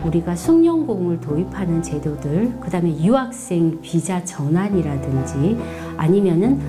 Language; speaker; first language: Korean; native; Korean